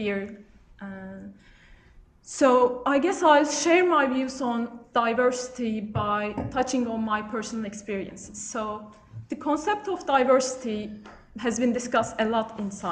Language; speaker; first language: English; non-native, fluent; Turkish